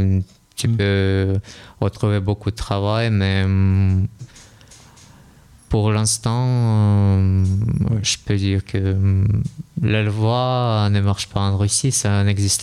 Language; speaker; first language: French; non-native, fluent; Russian